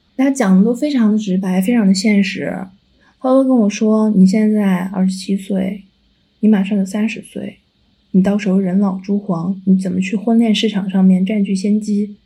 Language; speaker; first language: Chinese; native; Chinese